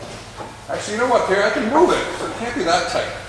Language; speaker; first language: English; native; English